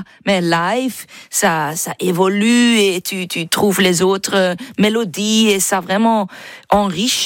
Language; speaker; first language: French; non-native, learner; Dutch